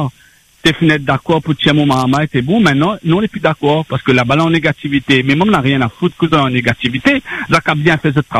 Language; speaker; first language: French; non-native, local second language; Réunion Creole French